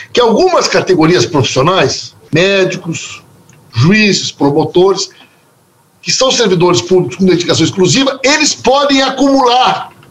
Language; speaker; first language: Portuguese; native; Portuguese